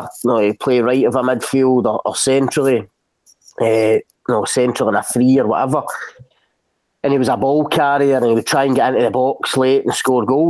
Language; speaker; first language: English; native; English